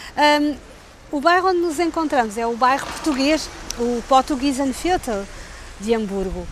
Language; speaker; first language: Portuguese; native; Portuguese